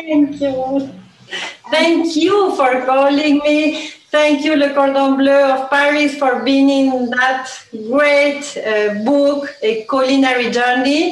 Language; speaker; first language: English; non-native, learner; Spanish